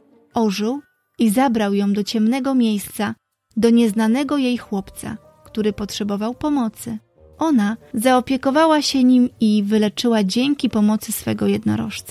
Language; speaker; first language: Polish; native; Polish